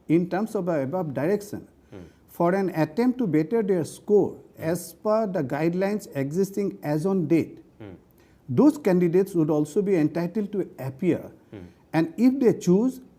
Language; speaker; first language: English; non-native, local second language; Assamese